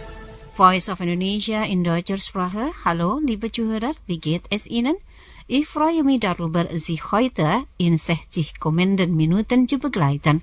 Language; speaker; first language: German; non-native, fluent; Indonesian